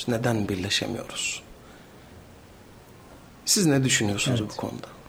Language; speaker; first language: Turkish; native; Turkish